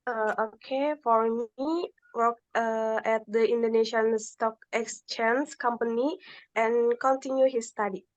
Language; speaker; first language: English; non-native, learner; Indonesian